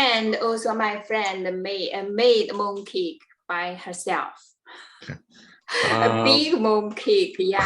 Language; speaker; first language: English; non-native, learner; Chinese